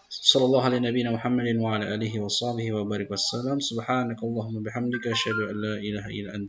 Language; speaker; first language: Arabic; non-native, fluent; Indonesian